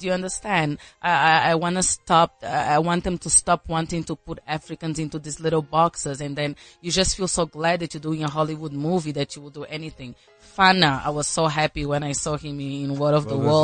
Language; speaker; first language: English; non-native, fluent; Portuguese